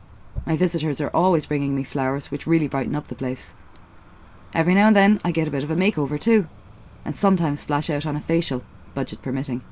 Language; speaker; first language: English; native; English